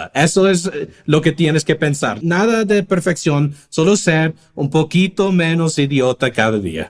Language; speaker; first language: Spanish; non-native, fluent; English